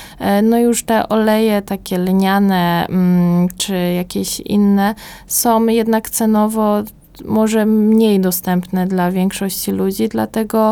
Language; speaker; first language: Polish; native; Polish